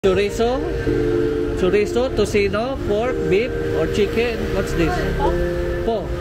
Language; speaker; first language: English; non-native, local second language; Cebuano